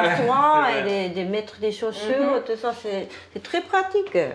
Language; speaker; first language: French; non-native, learner; Japanese